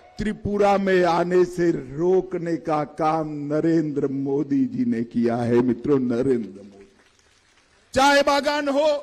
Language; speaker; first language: Hindi; native; Hindi